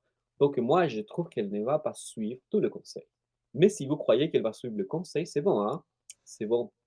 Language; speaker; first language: French; non-native, fluent; Spanish